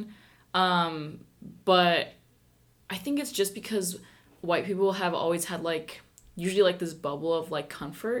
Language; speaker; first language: English; early bilingual, other home language; Spanish